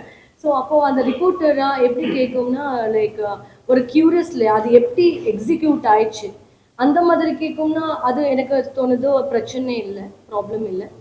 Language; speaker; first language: Tamil; non-native, learner; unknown